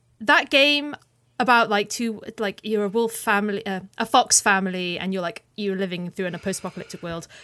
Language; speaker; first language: English; native; English